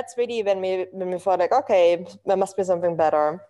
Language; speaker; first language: English; non-native, fluent; German